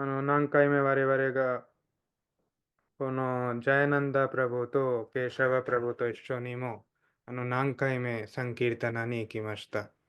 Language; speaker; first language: Japanese; non-native, fluent; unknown